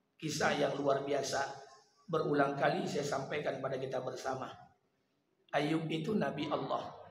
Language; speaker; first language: Malay; non-native, local second language; Minangkabau